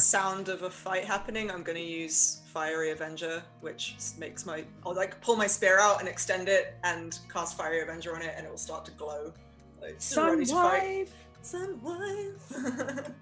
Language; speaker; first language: English; native; English